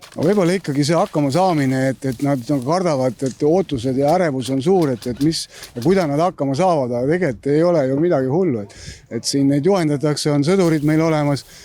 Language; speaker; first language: Estonian; native; Estonian